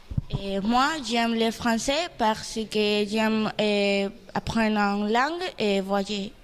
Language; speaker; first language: French; non-native, learner; Spanish